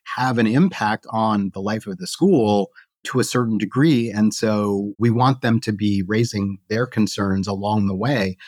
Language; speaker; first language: English; native; English